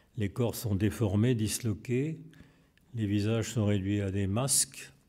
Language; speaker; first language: French; native; French